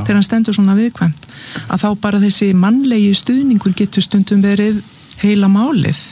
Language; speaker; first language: Icelandic; native; Icelandic